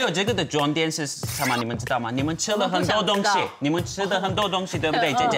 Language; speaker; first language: Chinese; non-native, fluent; Turkish